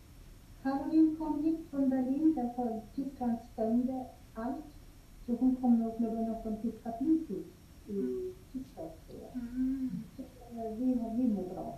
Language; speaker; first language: Swedish; non-native, fluent; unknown